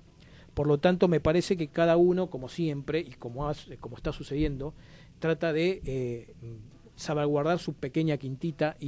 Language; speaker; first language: Spanish; native; Spanish